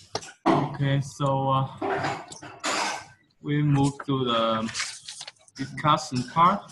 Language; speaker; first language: English; non-native, fluent; Vietnamese